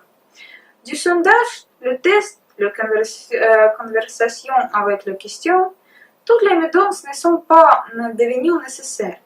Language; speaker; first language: French; non-native, learner; Russian